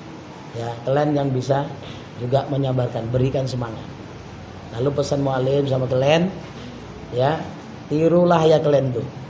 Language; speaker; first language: Indonesian; native; Indonesian